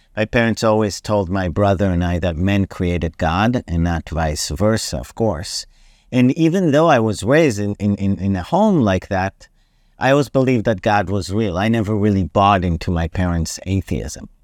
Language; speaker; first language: English; non-native, fluent; Hebrew